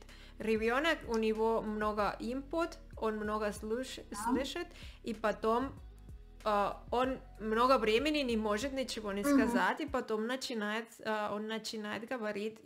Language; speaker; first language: Russian; non-native, learner; Spanish